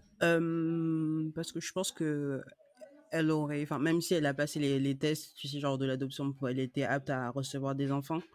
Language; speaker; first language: French; native; French